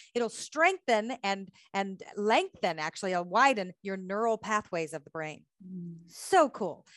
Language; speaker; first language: English; native; English